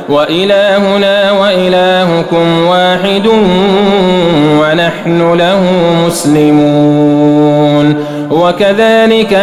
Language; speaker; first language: Arabic; native; Arabic